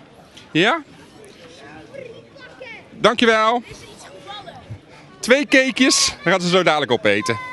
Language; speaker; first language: Dutch; native; Dutch